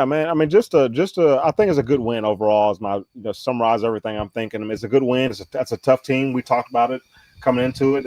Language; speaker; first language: English; native; English